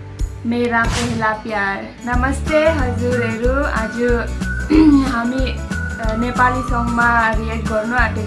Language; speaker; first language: Nepali; non-native, local second language; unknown